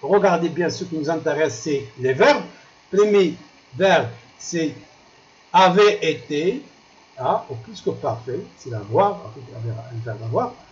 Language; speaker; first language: French; non-native, local second language; Arabic